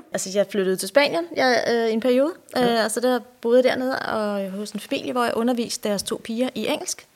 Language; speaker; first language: Danish; native; Danish